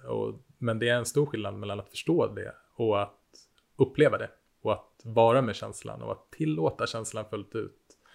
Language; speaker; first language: Swedish; native; Swedish